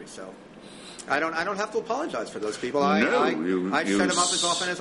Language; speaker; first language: English; native; English